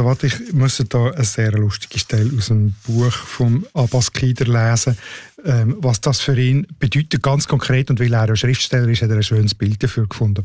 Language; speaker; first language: German; native; German